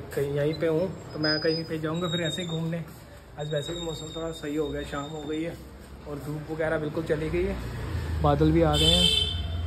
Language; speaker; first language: Hindi; non-native, local second language; Punjabi